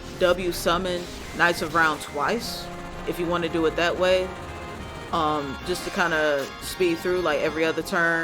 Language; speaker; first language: English; native; English